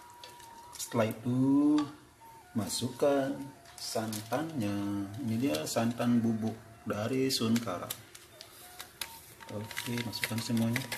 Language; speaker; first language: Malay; non-native, local second language; Sundanese